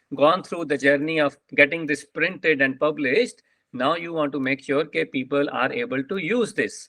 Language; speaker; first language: English; non-native, local second language; Punjabi